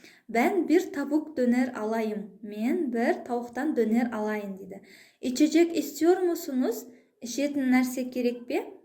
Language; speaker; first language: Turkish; non-native, fluent; Kazakh